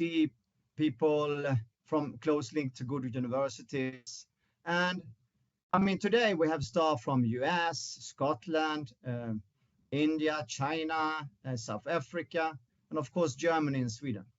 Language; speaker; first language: English; non-native, fluent; Swedish